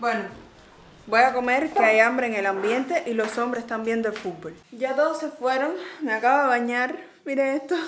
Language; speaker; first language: Spanish; native; Spanish